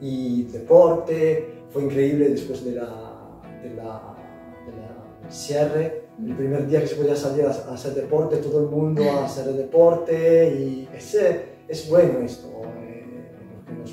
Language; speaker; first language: Spanish; non-native, learner; Italian